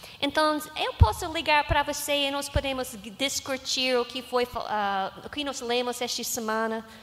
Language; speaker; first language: Portuguese; non-native, learner; English